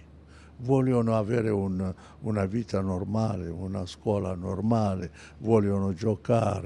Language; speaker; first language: Italian; non-native, fluent; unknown